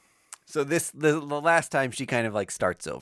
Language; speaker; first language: English; native; English